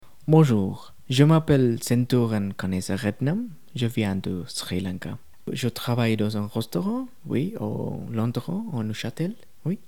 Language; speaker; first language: French; non-native, learner; Tamil